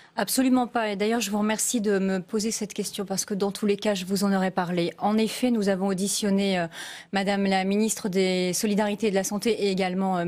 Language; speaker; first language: French; native; French